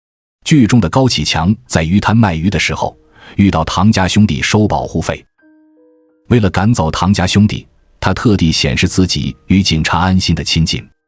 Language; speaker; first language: Chinese; native; Chinese